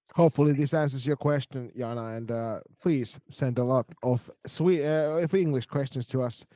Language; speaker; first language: English; non-native, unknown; Finnish